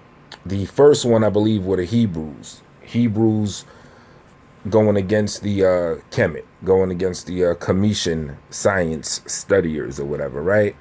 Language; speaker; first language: English; native; English